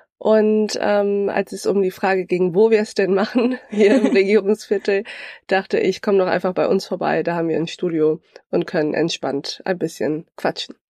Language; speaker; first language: German; early bilingual, other home language; Turkish